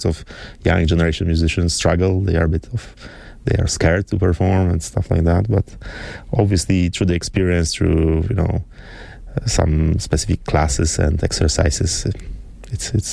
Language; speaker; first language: English; non-native, fluent; Polish